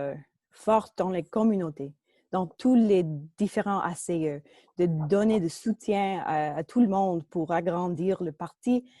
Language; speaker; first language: French; non-native, local second language; English